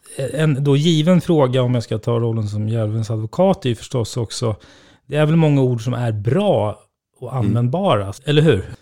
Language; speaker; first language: Swedish; native; Swedish